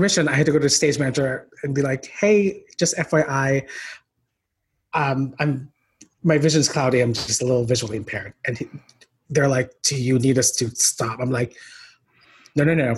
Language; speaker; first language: English; non-native, local second language; Filipino